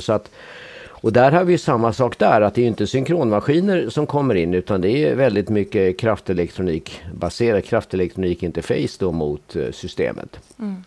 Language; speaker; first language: Swedish; native; Swedish